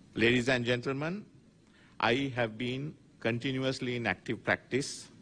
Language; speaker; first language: English; non-native, local second language; Sinhala